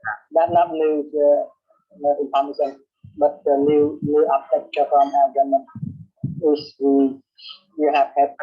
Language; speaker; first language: English; non-native, learner; Vietnamese